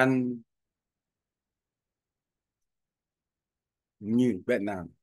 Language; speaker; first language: Vietnamese; non-native, learner; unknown